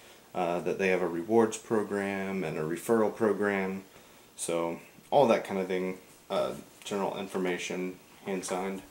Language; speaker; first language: English; native; English